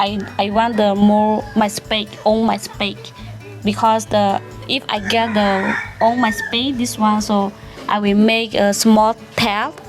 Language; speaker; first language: English; non-native, learner; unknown